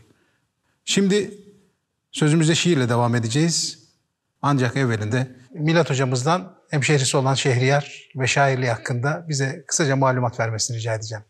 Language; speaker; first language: Turkish; native; Turkish